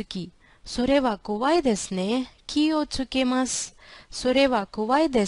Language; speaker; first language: Japanese; non-native, fluent; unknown